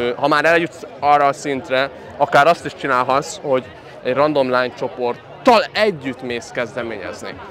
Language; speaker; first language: Hungarian; early bilingual, other home language; Chinese